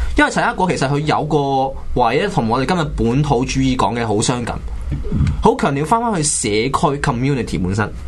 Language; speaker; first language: Chinese; non-native, local second language; Cantonese